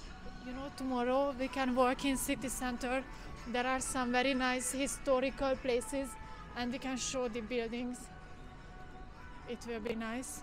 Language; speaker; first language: English; non-native, fluent; Hungarian